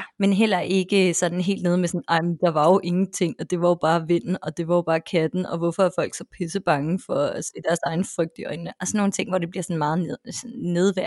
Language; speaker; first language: Danish; native; Danish